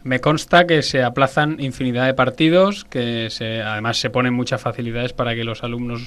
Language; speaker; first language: Spanish; native; Spanish